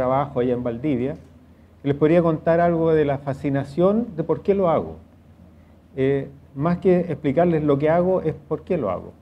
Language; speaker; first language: Spanish; native; Spanish